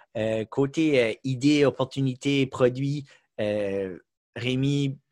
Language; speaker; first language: French; native; French